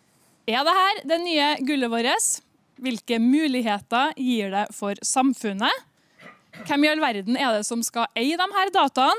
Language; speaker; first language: Norwegian; native; Norwegian